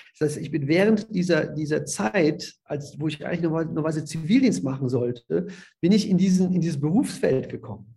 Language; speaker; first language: German; early bilingual, other home language; Russian